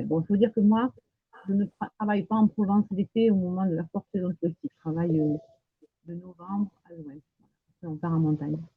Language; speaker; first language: French; native; French